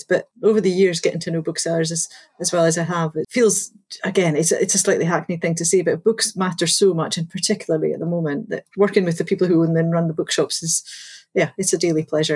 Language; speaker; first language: English; native; English